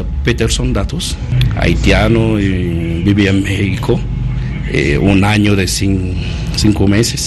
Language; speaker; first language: Spanish; non-native, learner; Haitian Creole